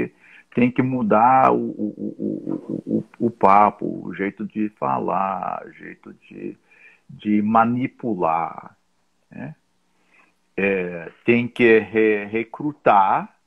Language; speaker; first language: Portuguese; non-native, fluent; English